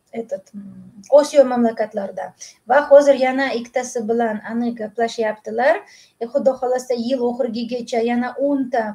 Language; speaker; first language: Uzbek; non-native, local second language; Russian